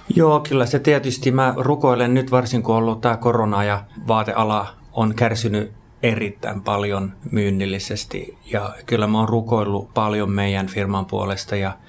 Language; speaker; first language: Finnish; non-native, local second language; Swedish